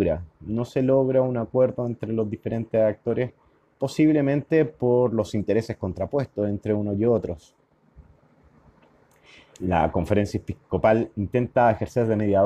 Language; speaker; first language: Spanish; native; Spanish